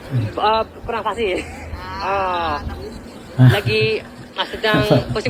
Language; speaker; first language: Indonesian; non-native, learner; Korean